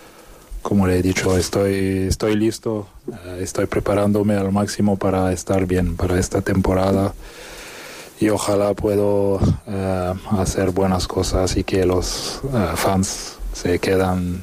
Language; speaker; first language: Spanish; non-native, fluent; French